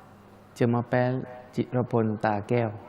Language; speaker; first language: French; non-native, learner; Thai